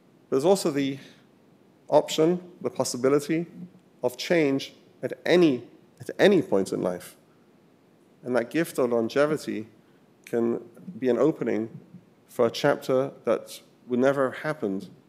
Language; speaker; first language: English; native; English